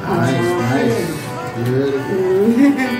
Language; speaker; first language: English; non-native, learner; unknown